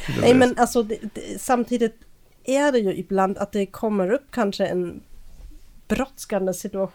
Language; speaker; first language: Swedish; non-native, fluent; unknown